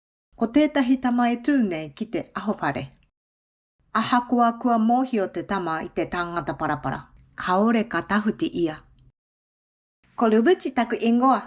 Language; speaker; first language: Māori; non-native, fluent; Japanese